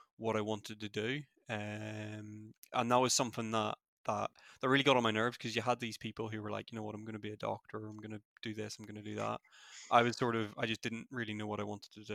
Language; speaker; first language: English; native; English